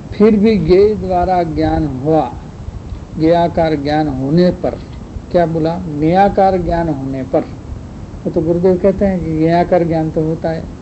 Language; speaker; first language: Hindi; non-native, local second language; Gujarati